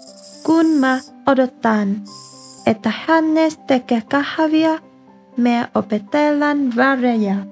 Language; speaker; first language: Finnish; non-native, fluent; Vietnamese